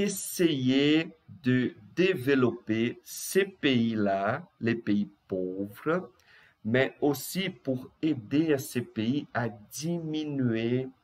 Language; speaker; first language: French; non-native, fluent; Portuguese